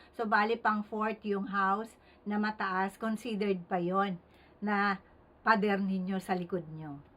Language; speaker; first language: Filipino; native; Filipino